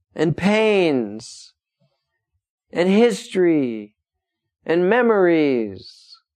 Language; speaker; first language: English; native; English